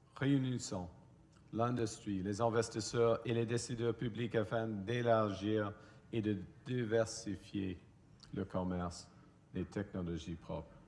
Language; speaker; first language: French; non-native, fluent; English